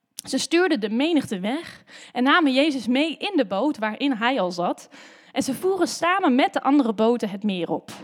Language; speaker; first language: Dutch; native; Dutch